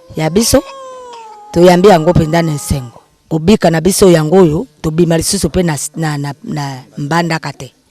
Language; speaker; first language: Lingala; native; Lingala